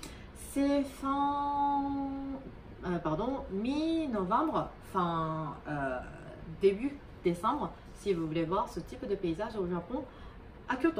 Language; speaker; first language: French; non-native, fluent; Japanese